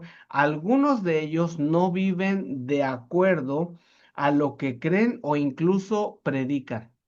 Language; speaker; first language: Spanish; native; Spanish